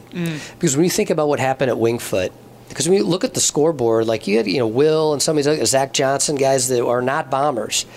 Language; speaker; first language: English; native; English